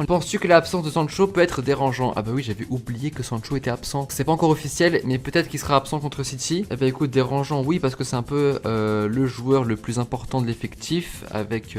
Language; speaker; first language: French; native; French